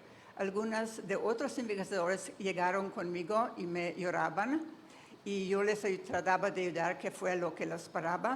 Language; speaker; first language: Spanish; non-native, fluent; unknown